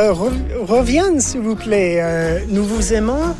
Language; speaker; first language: French; non-native, learner; English